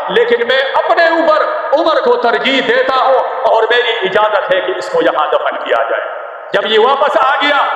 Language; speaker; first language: Urdu; non-native, local second language; Pashto